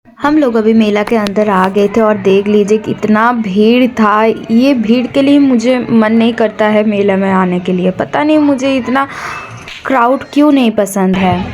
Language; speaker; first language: Hindi; non-native, local second language; Bangla